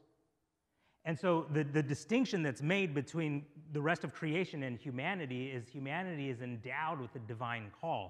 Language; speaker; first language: English; native; English